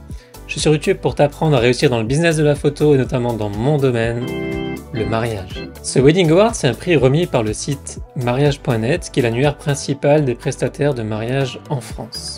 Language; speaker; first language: French; native; French